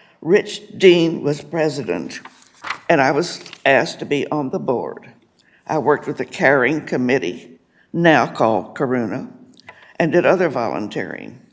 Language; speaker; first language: English; native; English